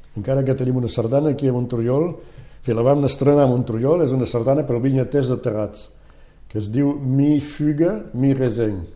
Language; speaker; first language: Catalan; non-native, local second language; French